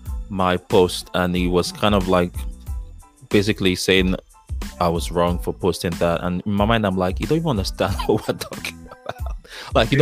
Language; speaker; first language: English; non-native, local second language; Yoruba